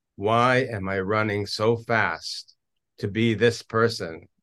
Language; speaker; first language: English; native; English